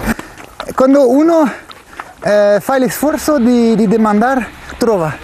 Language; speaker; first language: Italian; non-native, learner; Spanish